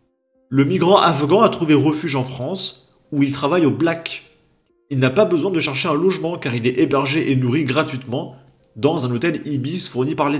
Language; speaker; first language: French; native; French